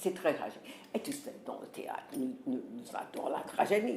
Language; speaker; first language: French; non-native, fluent; English